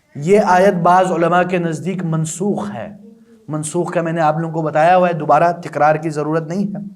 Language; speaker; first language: Urdu; non-native, local second language; Balti